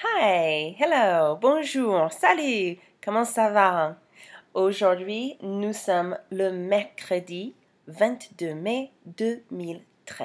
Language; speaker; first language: French; non-native, fluent; English